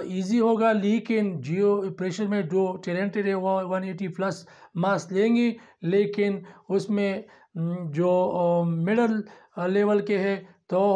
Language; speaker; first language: Urdu; non-native, local second language; Pashto